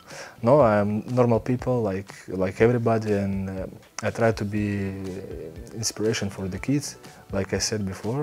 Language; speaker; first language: English; non-native, learner; Belarusian